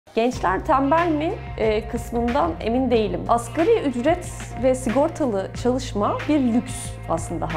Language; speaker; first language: Turkish; native; Turkish